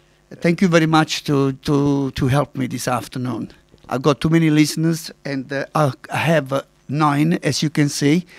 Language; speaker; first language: English; non-native, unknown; Italian